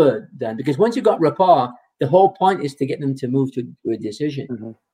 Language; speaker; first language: English; native; English